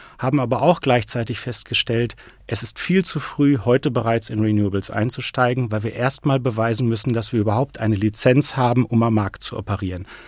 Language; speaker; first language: German; native; German